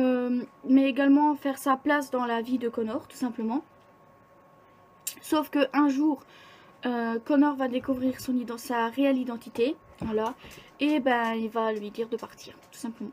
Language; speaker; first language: French; native; French